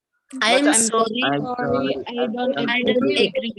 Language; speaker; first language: English; non-native, learner; Indonesian